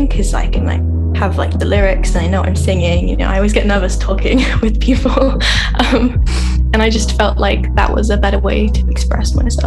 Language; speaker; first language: English; native; English